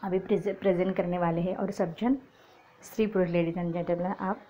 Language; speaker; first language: Hindi; non-native, local second language; Marathi